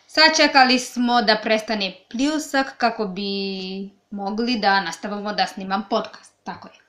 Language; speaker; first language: Serbian; non-native, learner; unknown